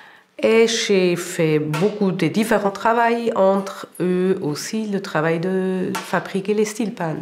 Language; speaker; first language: French; non-native, local second language; German